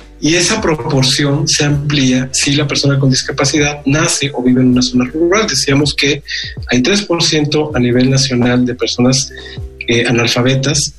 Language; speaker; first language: Spanish; native; Spanish